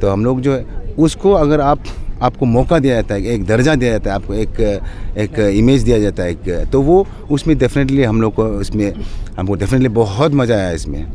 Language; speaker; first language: Hindi; non-native, local second language; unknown